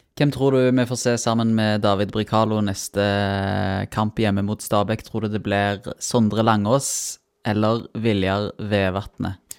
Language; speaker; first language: Norwegian; native; Norwegian